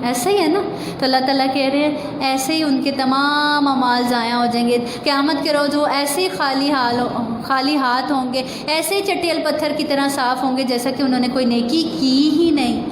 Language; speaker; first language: Urdu; native; Urdu